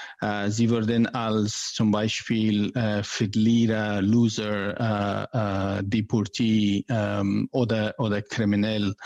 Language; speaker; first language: German; non-native, learner; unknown